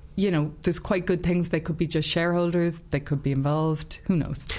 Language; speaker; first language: English; native; English